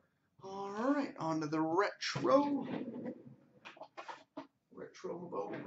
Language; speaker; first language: English; native; English